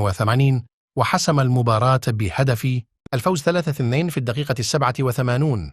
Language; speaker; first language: Arabic; native; Arabic